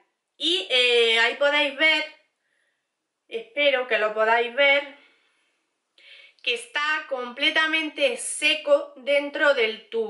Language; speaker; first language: Spanish; native; Spanish